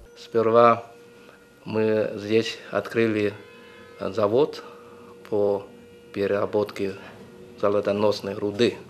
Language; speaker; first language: Russian; non-native, fluent; Chinese